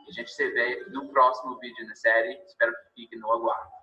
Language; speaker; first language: Portuguese; non-native, fluent; English